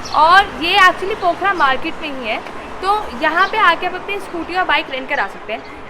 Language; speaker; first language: Hindi; native; Hindi